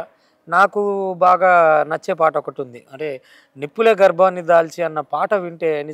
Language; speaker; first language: Telugu; native; Telugu